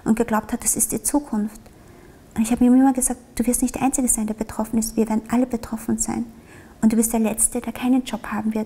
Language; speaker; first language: German; early bilingual, other home language; Vietnamese